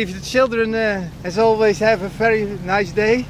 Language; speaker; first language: English; non-native, learner; Dutch